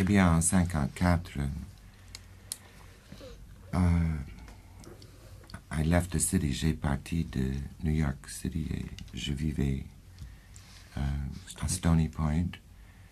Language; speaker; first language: French; non-native, fluent; English